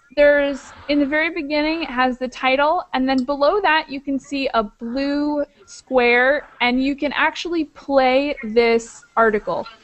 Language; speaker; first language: English; native; English